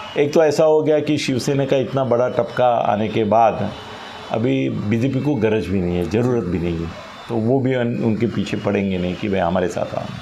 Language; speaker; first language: Hindi; non-native, local second language; Marathi